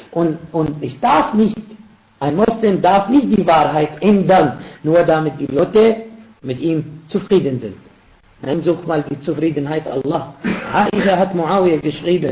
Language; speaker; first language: German; non-native, fluent; Arabic